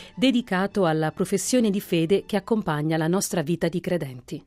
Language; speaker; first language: Italian; native; Italian